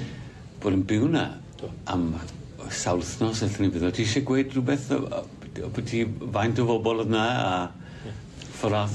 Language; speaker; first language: Welsh; native; Welsh